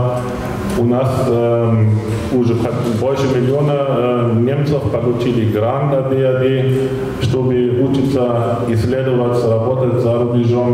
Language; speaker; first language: Russian; non-native, fluent; German